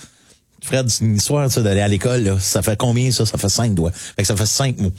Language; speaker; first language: French; native; French